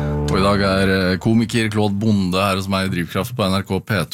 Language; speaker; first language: Norwegian; native; Norwegian